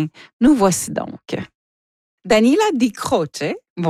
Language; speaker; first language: French; native; French